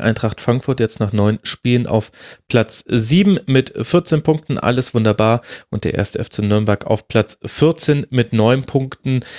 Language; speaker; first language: German; native; German